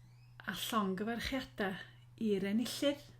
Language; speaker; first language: Welsh; native; Welsh